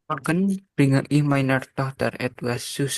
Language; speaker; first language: German; non-native, learner; Indonesian